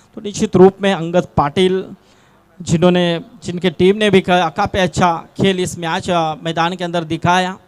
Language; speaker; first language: Hindi; non-native, local second language; Marathi